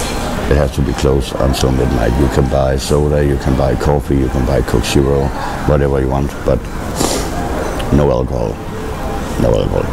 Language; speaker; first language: English; non-native, learner; Danish